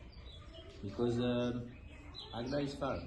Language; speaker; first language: English; non-native, learner; Dutch